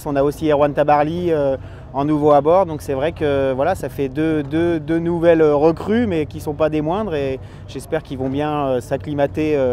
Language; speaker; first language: French; native; French